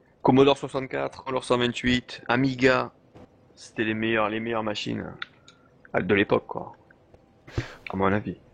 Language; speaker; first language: French; native; French